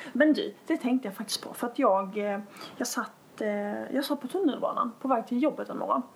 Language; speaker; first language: Swedish; native; Swedish